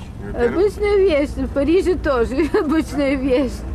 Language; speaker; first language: Russian; non-native, learner; French